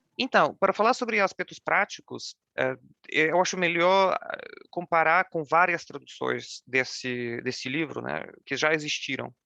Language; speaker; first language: Portuguese; non-native, fluent; Polish